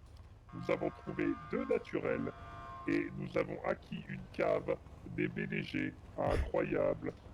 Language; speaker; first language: French; native; French